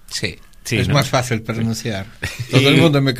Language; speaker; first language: Spanish; non-native, learner; Russian